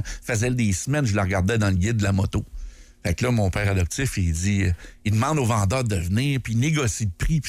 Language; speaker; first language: French; native; French